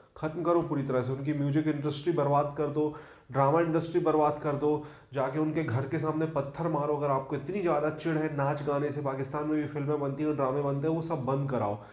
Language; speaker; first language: Hindi; native; Hindi